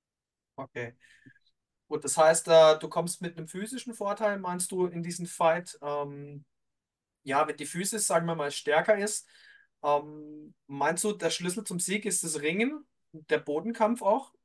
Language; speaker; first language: German; native; German